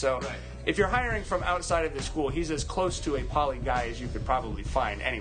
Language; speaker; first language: English; native; English